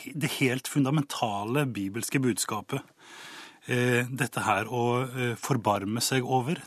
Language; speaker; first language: Norwegian; native; Norwegian